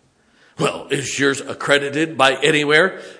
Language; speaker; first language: English; native; English